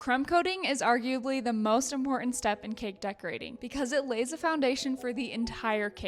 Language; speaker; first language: English; native; English